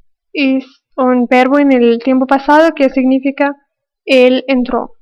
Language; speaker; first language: Spanish; non-native, fluent; Arabic